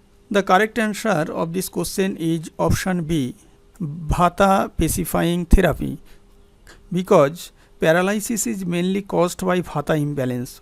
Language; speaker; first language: English; non-native, local second language; Bangla